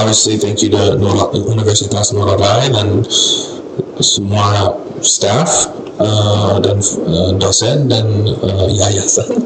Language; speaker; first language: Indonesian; non-native, learner; English